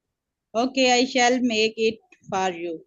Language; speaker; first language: English; non-native, learner; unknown